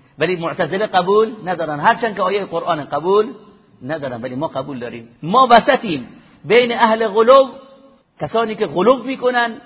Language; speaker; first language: Persian; native; Persian